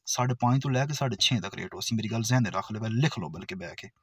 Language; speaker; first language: Urdu; non-native, local second language; Punjabi